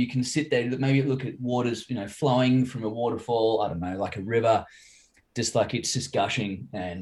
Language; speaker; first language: English; native; English